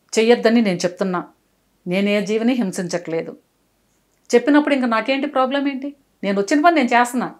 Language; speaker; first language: Telugu; native; Telugu